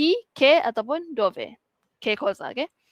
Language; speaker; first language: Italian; non-native, fluent; Malay